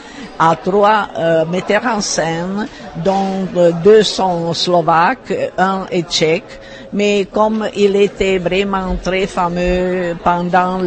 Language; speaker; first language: French; non-native, fluent; Czech